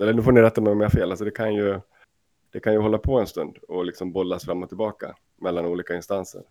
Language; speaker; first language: Swedish; native; Swedish